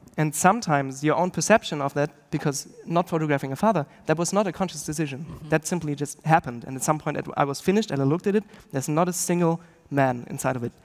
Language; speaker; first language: English; non-native, fluent; German